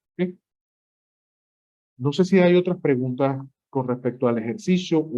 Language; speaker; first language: Spanish; native; Spanish